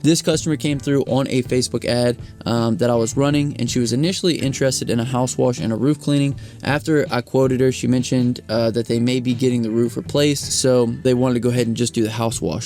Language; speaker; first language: English; native; English